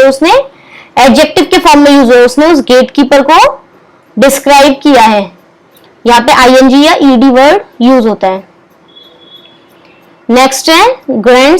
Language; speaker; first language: Hindi; native; Hindi